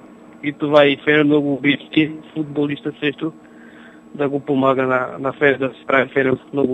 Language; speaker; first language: Bulgarian; non-native, learner; Portuguese